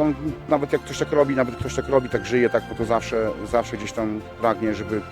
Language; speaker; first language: Polish; native; Polish